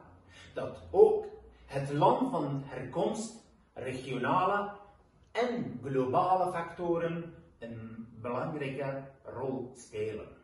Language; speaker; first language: Dutch; non-native, fluent; Kurdish